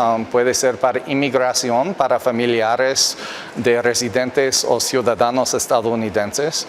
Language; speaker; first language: Spanish; non-native, fluent; English